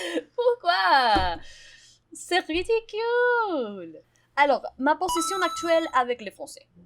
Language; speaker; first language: French; non-native, fluent; Spanish